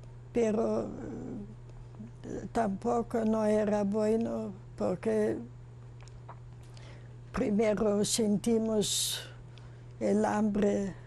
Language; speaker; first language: Spanish; non-native, fluent; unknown